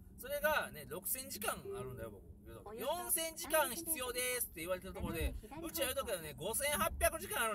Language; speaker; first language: Japanese; native; Japanese